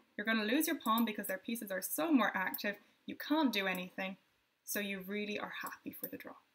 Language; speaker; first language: English; native; English